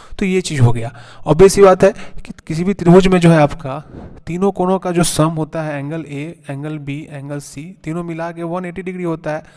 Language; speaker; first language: Hindi; native; Hindi